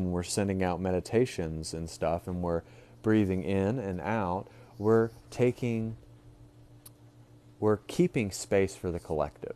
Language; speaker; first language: English; native; English